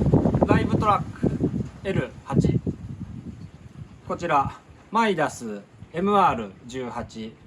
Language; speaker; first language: Japanese; native; Japanese